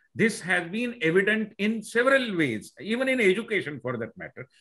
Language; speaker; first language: English; non-native, local second language; Marathi